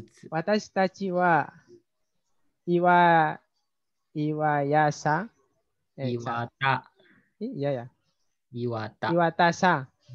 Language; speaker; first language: Japanese; non-native, learner; Indonesian